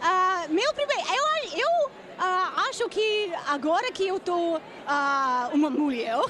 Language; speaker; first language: Portuguese; non-native, fluent; English